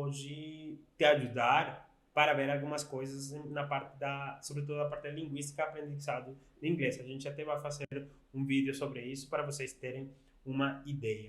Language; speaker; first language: Portuguese; non-native, fluent; Spanish